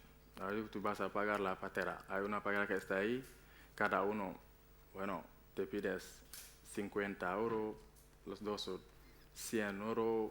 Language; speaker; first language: Spanish; non-native, learner; Wolof